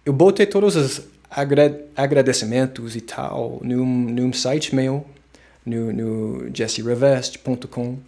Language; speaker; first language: Portuguese; non-native, fluent; English